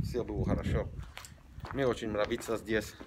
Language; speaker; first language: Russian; non-native, learner; Polish